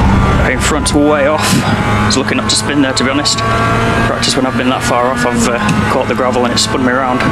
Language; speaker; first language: English; native; English